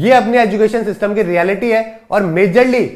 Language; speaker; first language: Hindi; native; Hindi